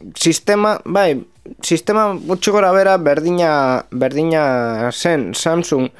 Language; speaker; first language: Basque; non-native, local second language; Spanish